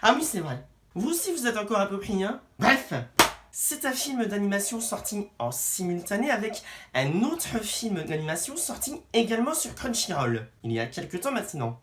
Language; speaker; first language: French; native; French